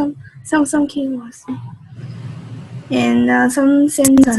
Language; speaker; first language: English; non-native, learner; Vietnamese